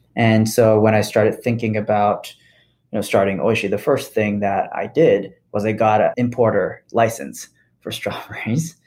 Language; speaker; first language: English; non-native, fluent; Japanese